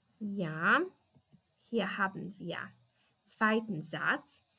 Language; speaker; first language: German; non-native, fluent; Polish